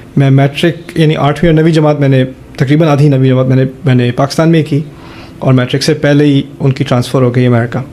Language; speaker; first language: Urdu; early bilingual, heritage; German